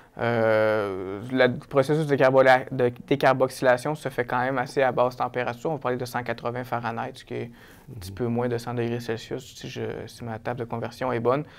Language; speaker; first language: French; native; French